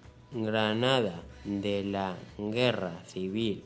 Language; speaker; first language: Spanish; native; Spanish